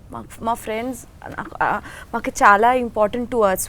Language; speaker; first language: Telugu; non-native, learner; Bangla